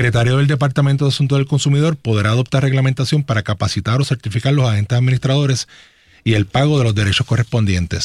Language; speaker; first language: Spanish; native; Spanish